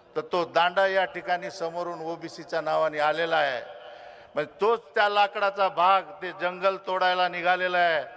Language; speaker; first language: Marathi; non-native, local second language; Lambadi